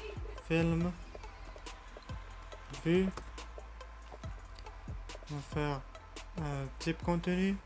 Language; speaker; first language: French; non-native, learner; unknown